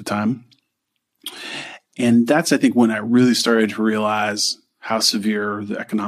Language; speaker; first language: English; native; English